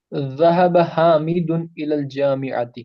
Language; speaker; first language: Arabic; non-native, learner; Urdu